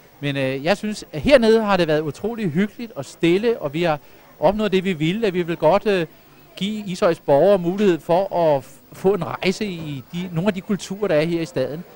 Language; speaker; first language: Danish; native; Danish